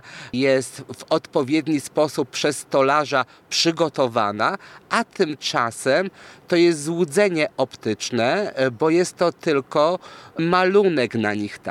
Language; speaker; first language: Polish; native; Polish